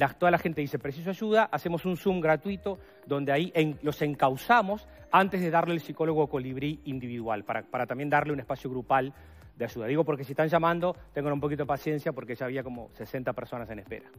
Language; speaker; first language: Spanish; native; Spanish